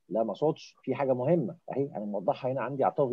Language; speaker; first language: Arabic; native; Arabic